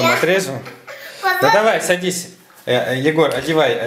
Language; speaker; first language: Russian; native; Russian